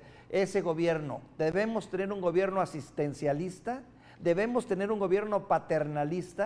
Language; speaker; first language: Spanish; native; Spanish